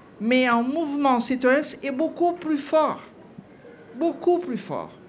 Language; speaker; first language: French; non-native, fluent; Portuguese